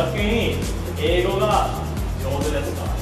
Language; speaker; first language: Japanese; non-native, learner; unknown